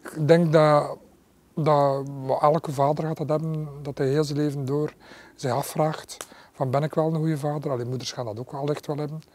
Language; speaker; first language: Dutch; early bilingual, other home language; Arabic